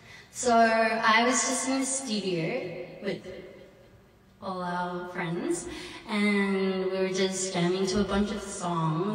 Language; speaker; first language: English; early bilingual, other home language; Korean